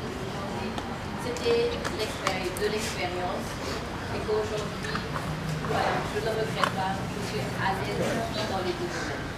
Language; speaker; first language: French; non-native, local second language; Wolof